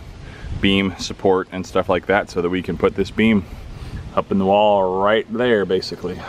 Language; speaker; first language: English; native; English